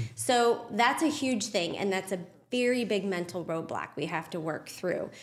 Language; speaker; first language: English; native; English